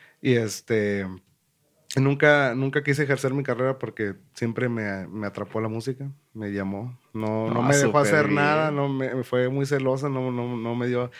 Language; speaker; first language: Spanish; native; Spanish